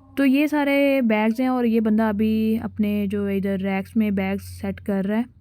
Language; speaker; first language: Urdu; non-native, local second language; Punjabi